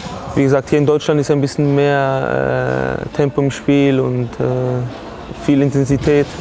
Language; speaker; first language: German; non-native, fluent; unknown